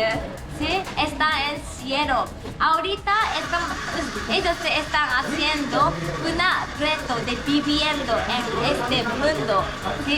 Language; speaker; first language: Spanish; non-native, learner; Japanese